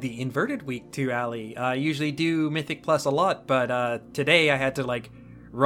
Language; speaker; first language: English; native; English